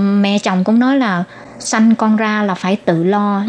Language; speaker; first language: Vietnamese; native; Vietnamese